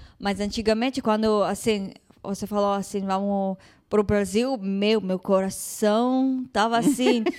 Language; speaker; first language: Portuguese; non-native, fluent; Hebrew